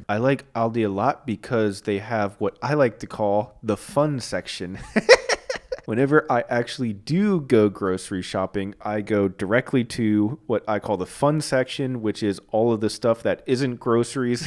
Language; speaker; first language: English; native; English